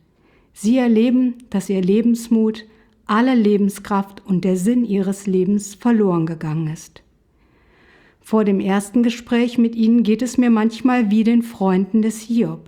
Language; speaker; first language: German; native; German